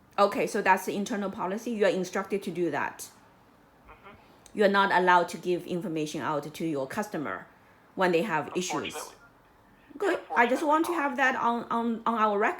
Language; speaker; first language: English; non-native, fluent; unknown